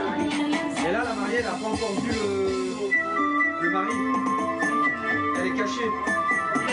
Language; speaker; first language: French; native; French